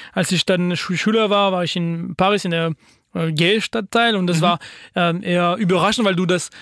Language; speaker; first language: German; non-native, fluent; French